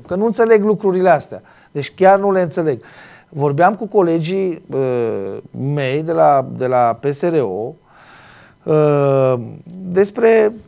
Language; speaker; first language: Romanian; native; Romanian